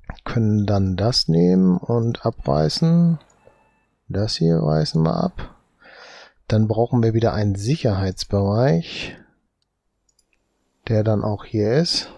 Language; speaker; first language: German; native; German